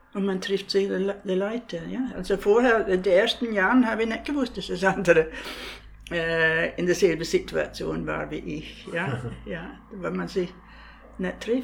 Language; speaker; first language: German; non-native, fluent; English